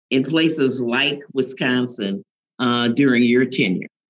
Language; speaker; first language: English; native; English